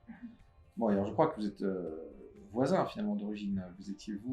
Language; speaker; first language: French; native; French